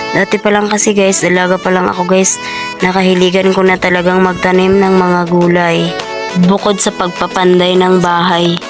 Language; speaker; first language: Filipino; non-native, local second language; Cebuano